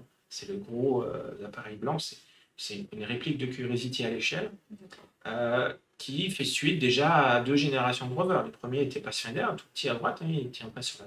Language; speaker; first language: French; native; French